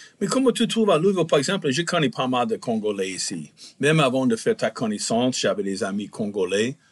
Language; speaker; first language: French; non-native, fluent; English